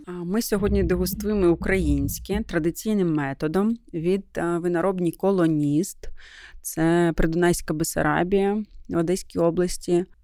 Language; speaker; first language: Ukrainian; non-native, local second language; Russian